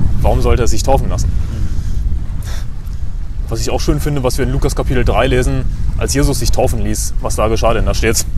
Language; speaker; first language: German; native; German